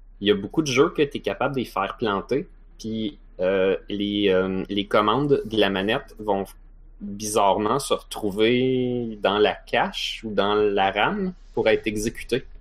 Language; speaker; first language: French; native; French